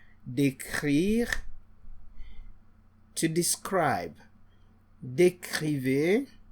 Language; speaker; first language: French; non-native, fluent; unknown